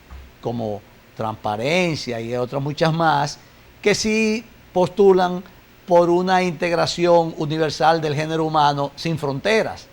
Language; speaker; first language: Spanish; native; Spanish